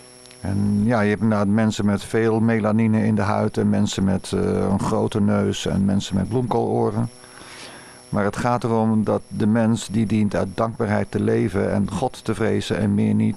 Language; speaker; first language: Dutch; native; Dutch